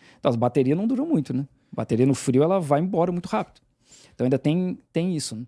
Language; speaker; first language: Portuguese; native; Portuguese